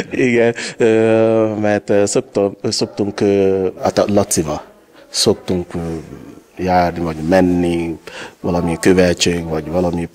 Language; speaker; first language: Hungarian; non-native, learner; Yoruba